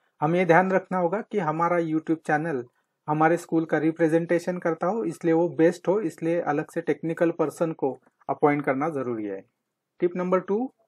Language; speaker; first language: Hindi; non-native, local second language; Marathi